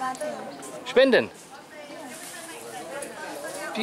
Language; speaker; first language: German; native; German